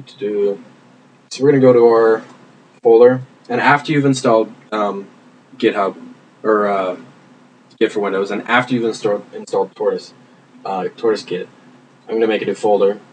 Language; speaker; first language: English; native; English